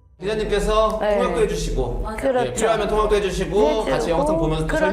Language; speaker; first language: Korean; native; Korean